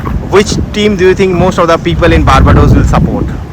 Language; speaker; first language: English; non-native, local second language; Bangla